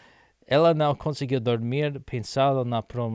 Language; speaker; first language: Portuguese; non-native, learner; English